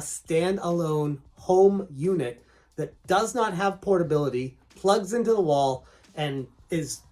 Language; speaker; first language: English; native; English